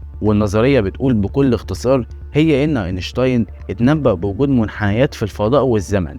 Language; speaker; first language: Arabic; native; Arabic